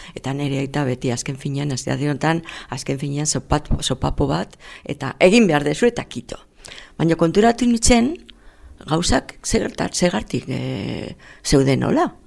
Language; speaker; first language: Basque; non-native, local second language; Spanish